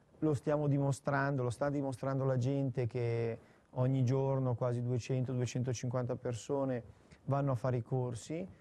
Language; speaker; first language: Italian; native; Italian